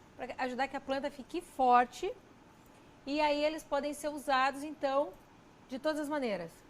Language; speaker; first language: Portuguese; native; Portuguese